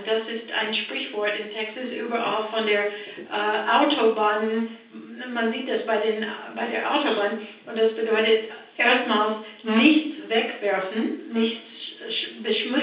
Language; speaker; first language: German; non-native, fluent; English